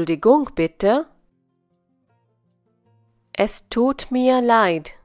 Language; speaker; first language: German; non-native, fluent; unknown